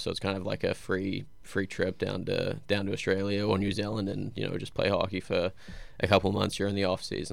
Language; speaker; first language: English; native; English